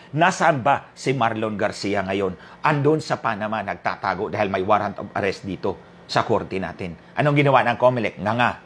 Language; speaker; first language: Filipino; non-native, local second language; Waray